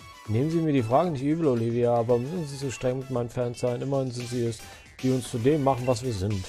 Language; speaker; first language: German; native; German